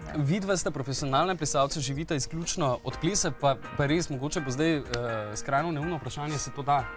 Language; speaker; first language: Slovenian; native; Slovenian